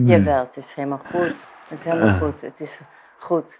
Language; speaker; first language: Dutch; non-native, fluent; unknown